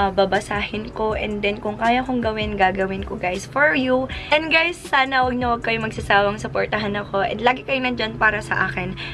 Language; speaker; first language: Filipino; non-native, local second language; Iloko